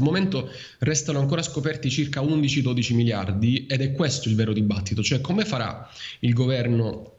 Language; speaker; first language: Italian; native; Italian